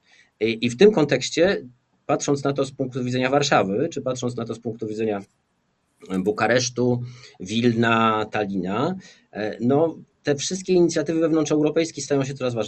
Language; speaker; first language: Polish; native; Polish